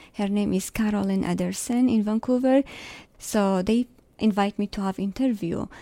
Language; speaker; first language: English; non-native, fluent; Arabic